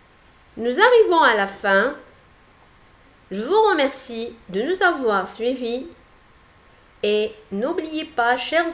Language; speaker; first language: French; non-native, local second language; Arabic